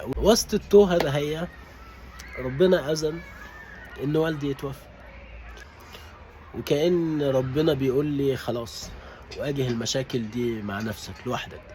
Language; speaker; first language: Arabic; native; Arabic